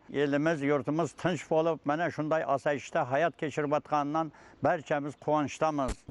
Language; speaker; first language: Uzbek; non-native, local second language; Kara-Kalpak